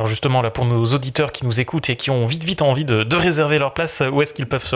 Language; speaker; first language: French; native; French